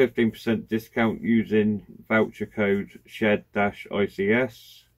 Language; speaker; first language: English; native; English